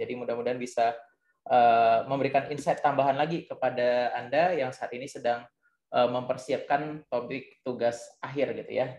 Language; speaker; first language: Indonesian; native; Indonesian